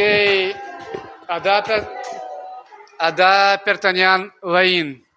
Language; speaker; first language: Indonesian; non-native, learner; Russian